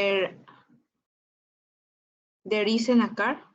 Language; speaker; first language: English; non-native, learner; Spanish